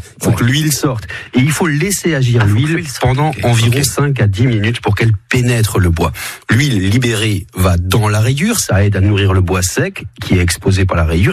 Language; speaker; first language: French; native; French